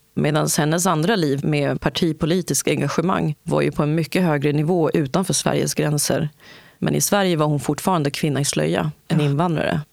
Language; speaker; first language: Swedish; early bilingual, other home language; Kurdish